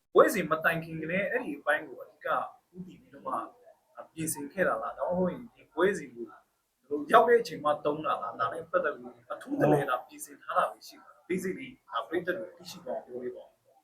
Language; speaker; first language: Burmese; native; Burmese